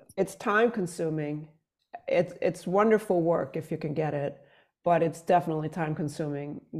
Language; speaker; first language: English; non-native, fluent; Swedish